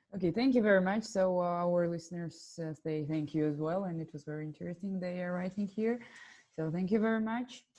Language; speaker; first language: English; non-native, fluent; Georgian